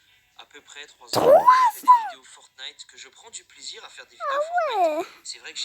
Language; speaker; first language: French; native; French